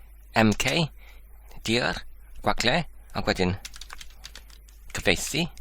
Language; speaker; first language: Welsh; non-native, learner; English